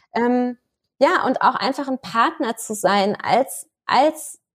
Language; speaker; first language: German; native; German